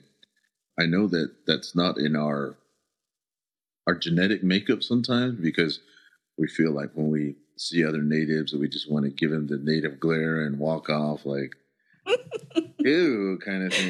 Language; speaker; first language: English; early bilingual, other home language; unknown